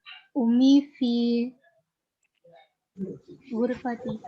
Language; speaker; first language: Arabic; non-native, learner; Indonesian